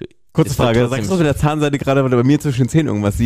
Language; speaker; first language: German; native; German